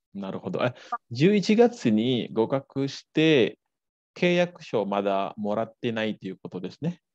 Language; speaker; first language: Japanese; non-native, fluent; Balinese